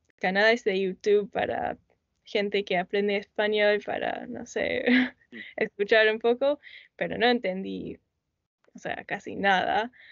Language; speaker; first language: Spanish; non-native, learner; English